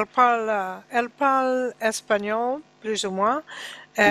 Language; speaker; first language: French; non-native, learner; English